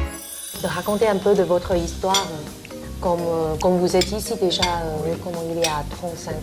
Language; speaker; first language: French; non-native, learner; Chinese